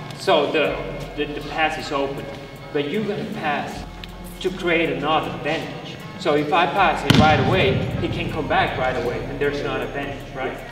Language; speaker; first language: English; non-native, fluent; Catalan